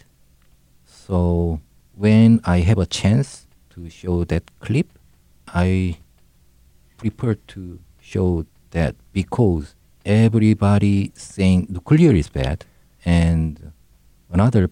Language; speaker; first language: English; non-native, learner; Korean